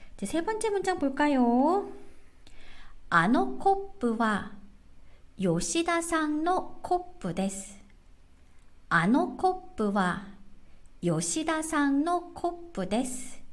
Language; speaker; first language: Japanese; non-native, local second language; Korean